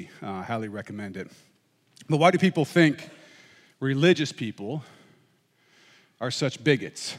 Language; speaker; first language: English; native; English